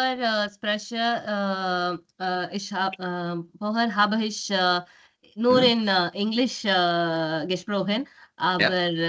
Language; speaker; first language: German; non-native, learner; Tamil